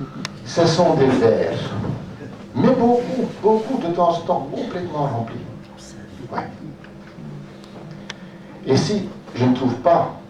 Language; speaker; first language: French; non-native, local second language; Dutch